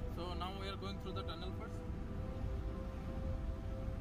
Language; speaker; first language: English; non-native, fluent; Bangla